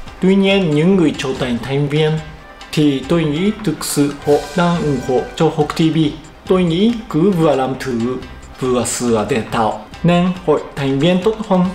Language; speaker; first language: Vietnamese; non-native, fluent; Japanese